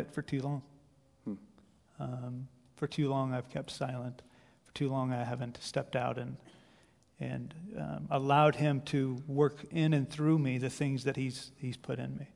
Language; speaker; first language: English; native; English